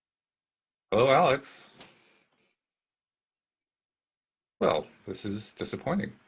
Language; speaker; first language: English; native; English